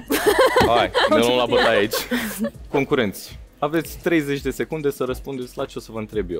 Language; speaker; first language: Romanian; native; Romanian